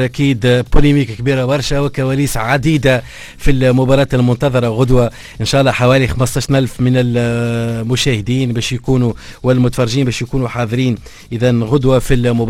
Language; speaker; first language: Arabic; native; Arabic